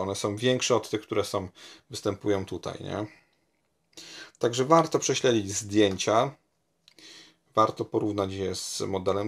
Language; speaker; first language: Polish; native; Polish